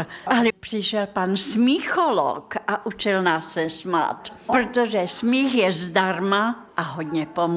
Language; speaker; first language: Czech; non-native, fluent; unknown